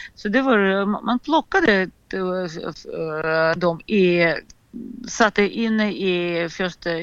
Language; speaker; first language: Swedish; non-native, fluent; Russian